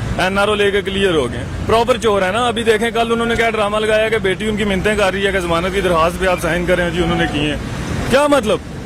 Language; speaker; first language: Urdu; non-native, local second language; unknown